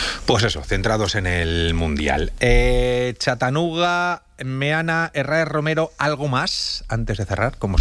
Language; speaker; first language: Spanish; native; Spanish